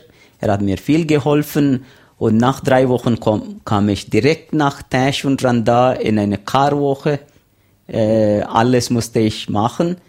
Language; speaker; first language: German; non-native, learner; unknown